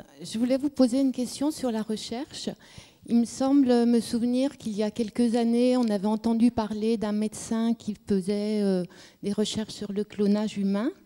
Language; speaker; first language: French; native; French